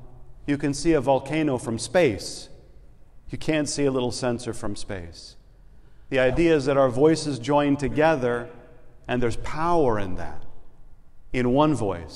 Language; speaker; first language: English; native; English